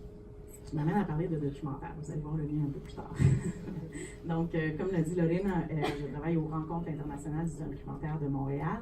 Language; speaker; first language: French; native; French